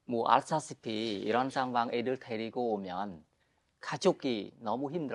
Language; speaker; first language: Korean; non-native, fluent; Khmer